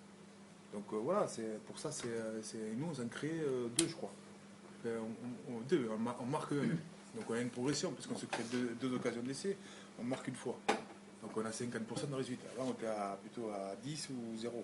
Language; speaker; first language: French; native; French